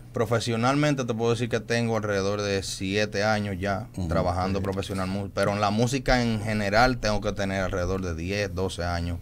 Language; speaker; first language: Spanish; native; Spanish